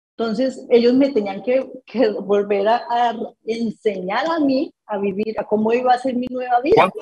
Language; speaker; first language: Spanish; native; Spanish